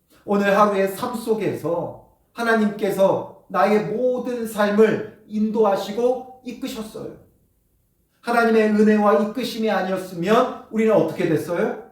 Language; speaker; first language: Korean; native; Korean